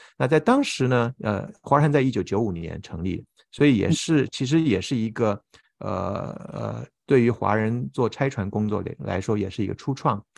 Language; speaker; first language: Chinese; native; Chinese